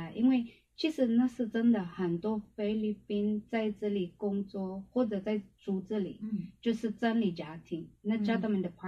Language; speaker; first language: Chinese; non-native, learner; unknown